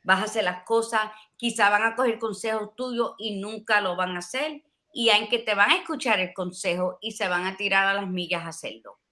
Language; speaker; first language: Spanish; early bilingual, heritage; Spanish